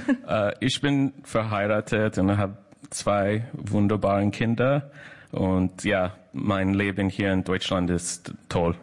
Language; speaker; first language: German; non-native, learner; English